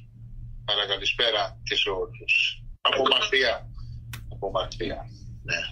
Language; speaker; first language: Greek; early bilingual, heritage; Greek